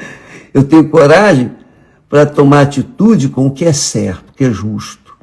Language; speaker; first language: Portuguese; native; Portuguese